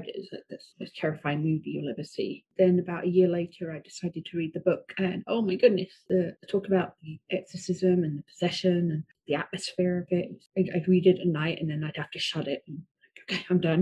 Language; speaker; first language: English; native; English